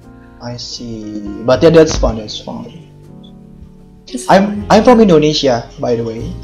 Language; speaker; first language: English; non-native, learner; Indonesian